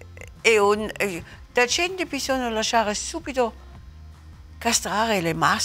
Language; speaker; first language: Italian; non-native, learner; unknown